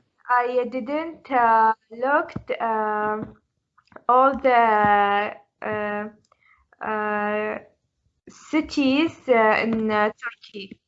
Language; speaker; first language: English; non-native, learner; Arabic